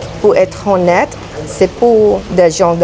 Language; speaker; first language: French; non-native, learner; Thai